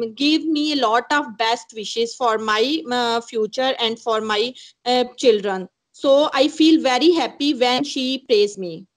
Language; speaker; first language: English; non-native, local second language; Punjabi